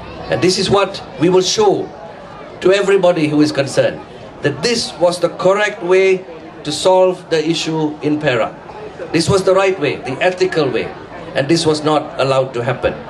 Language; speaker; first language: English; non-native, local second language; Tamil